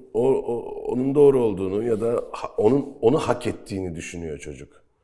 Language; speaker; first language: Turkish; native; Turkish